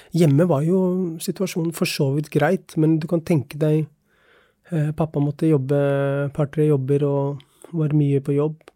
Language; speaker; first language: Norwegian; early bilingual, other home language; Urdu